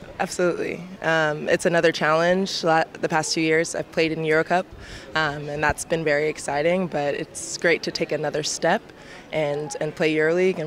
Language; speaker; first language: English; native; English